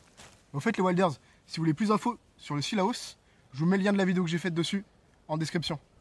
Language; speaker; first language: French; native; French